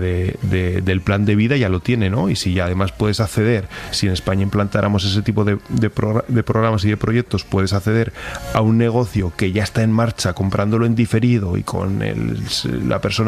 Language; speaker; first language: Spanish; native; Spanish